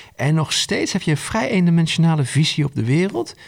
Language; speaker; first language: Dutch; early bilingual, other home language; Arabic